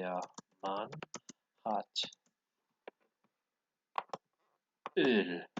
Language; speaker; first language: German; non-native, learner; English